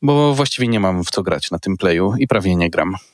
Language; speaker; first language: Polish; native; Polish